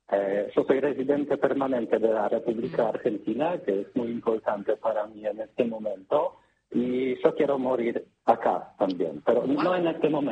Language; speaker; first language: Spanish; non-native, learner; Polish